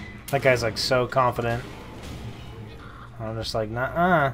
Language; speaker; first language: English; native; English